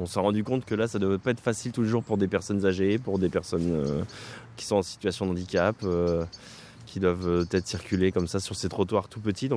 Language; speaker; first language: French; native; French